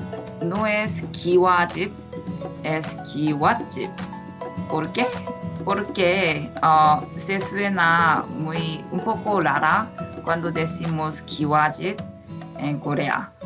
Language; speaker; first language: Spanish; non-native, fluent; Korean